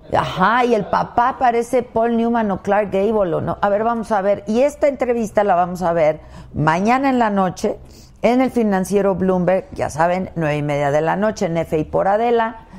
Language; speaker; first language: Spanish; native; Spanish